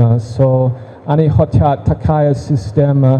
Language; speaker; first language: Russian; non-native, learner; English